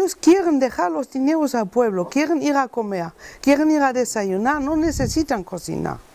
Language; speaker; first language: Spanish; non-native, learner; German